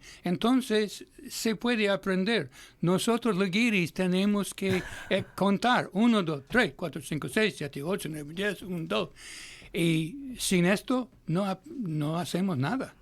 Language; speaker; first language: Spanish; non-native, fluent; English